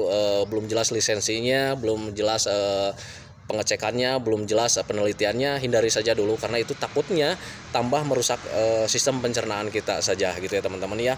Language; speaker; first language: Indonesian; native; Indonesian